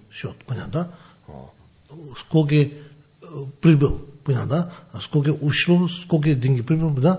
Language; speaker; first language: Russian; non-native, learner; Tibetan